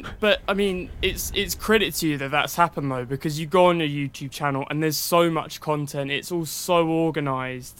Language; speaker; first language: English; native; English